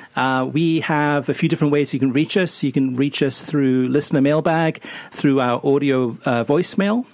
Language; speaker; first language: English; native; English